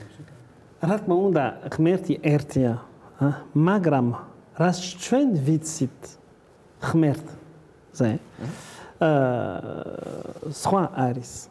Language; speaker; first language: Georgian; non-native, learner; French